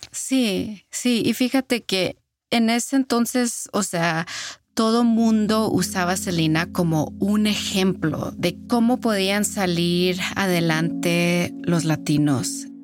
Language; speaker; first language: Spanish; early bilingual, heritage; Spanish